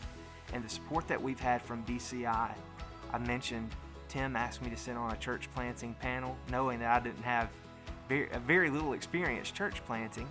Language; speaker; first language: English; native; English